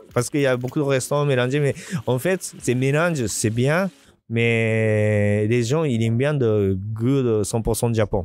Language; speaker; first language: French; non-native, learner; Japanese